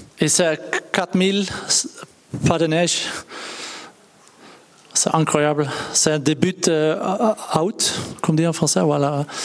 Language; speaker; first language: French; non-native, learner; Dutch